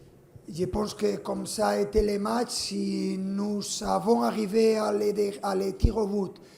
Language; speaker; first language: French; non-native, fluent; Spanish